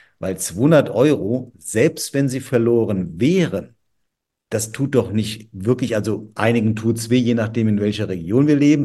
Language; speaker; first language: German; native; German